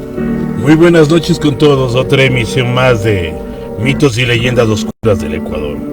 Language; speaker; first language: Spanish; native; Spanish